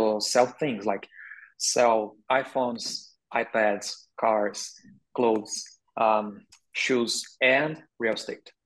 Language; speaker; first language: English; non-native, learner; Portuguese